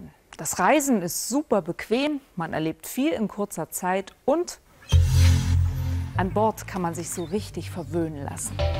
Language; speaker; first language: German; native; German